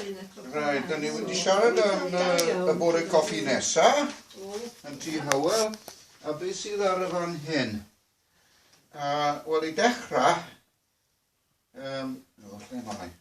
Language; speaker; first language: Welsh; non-native, fluent; English